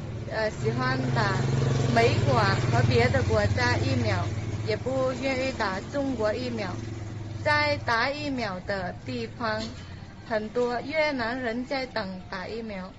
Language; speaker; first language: Chinese; non-native, fluent; Vietnamese